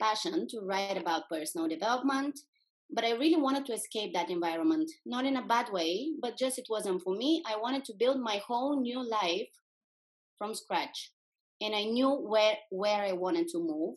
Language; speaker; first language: English; non-native, fluent; Bulgarian